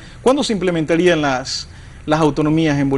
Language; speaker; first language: Spanish; native; Spanish